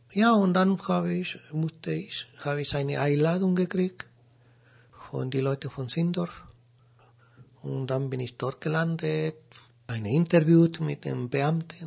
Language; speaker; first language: German; non-native, learner; Spanish